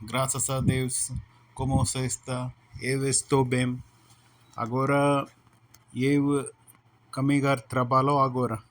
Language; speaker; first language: Portuguese; non-native, learner; Tamil